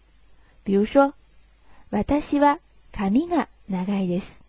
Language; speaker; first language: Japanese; non-native, fluent; Chinese